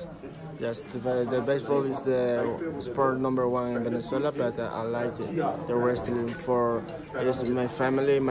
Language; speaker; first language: English; non-native, learner; Spanish